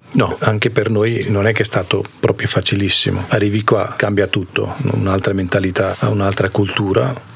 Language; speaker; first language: Italian; non-native, fluent; Hindi